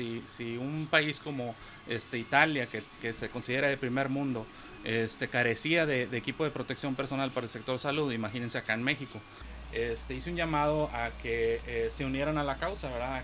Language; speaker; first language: Spanish; native; Spanish